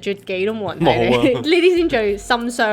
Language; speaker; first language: Cantonese; native; Cantonese